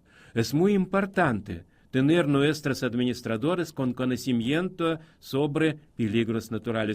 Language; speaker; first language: Spanish; non-native, fluent; Russian